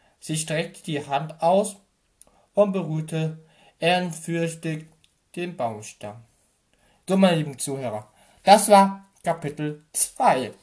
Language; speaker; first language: German; native; German